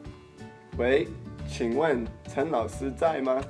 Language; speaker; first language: Chinese; non-native, learner; English